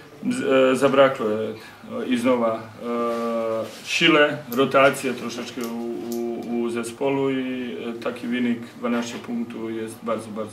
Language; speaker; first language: Polish; non-native, learner; Serbian